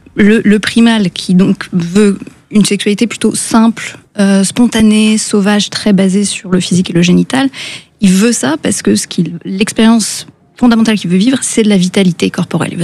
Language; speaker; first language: French; native; French